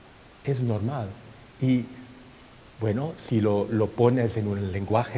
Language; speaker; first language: Spanish; non-native, fluent; Thai